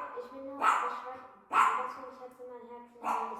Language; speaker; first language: German; non-native, learner; Urdu